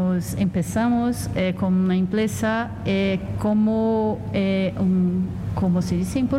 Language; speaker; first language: Spanish; non-native, learner; Portuguese